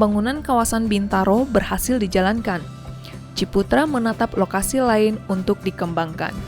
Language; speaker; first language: Indonesian; native; Indonesian